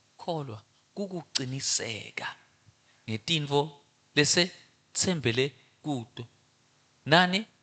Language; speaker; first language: Zulu; non-native, local second language; Swati